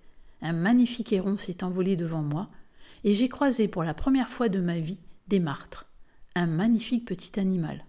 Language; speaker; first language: French; native; French